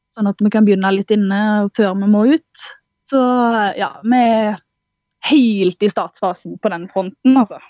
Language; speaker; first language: Norwegian; native; Norwegian